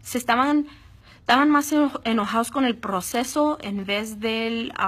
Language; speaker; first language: Spanish; early bilingual, heritage; Spanish